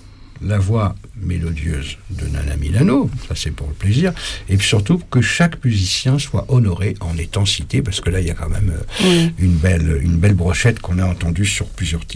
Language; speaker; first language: French; native; French